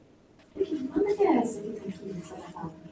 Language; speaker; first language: Portuguese; native; Portuguese